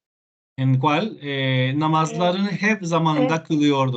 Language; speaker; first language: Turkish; non-native, learner; Spanish